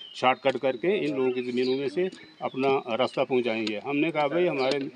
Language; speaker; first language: Hindi; native; Hindi